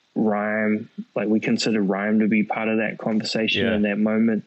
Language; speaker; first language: English; native; English